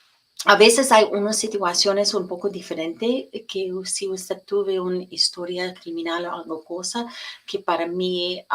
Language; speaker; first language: Spanish; non-native, learner; English